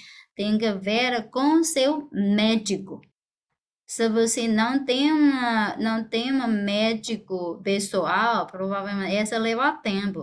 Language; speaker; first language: Portuguese; non-native, fluent; Chinese